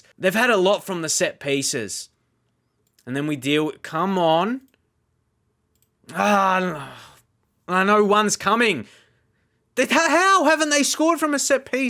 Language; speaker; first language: English; native; English